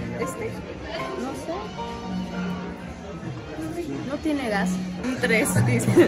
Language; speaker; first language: Spanish; native; Spanish